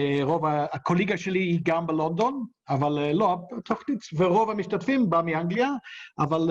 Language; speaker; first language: Hebrew; non-native, fluent; English